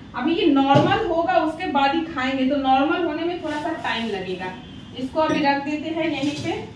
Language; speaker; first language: Hindi; native; Hindi